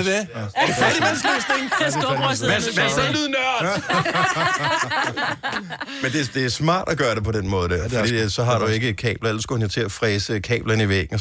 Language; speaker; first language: Danish; native; Danish